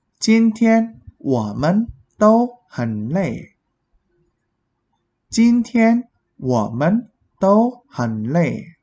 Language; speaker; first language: Chinese; non-native, fluent; Vietnamese